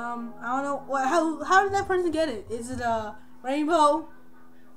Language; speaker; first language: English; native; English